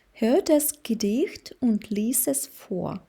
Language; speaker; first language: German; non-native, fluent; Ukrainian